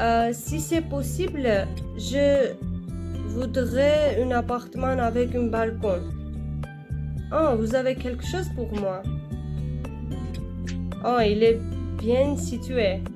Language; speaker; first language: French; non-native, learner; Armenian